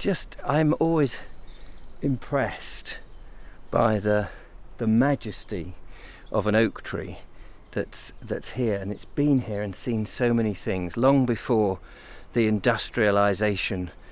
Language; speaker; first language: English; native; English